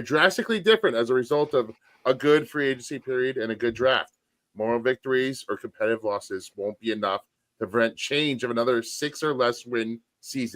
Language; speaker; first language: English; native; English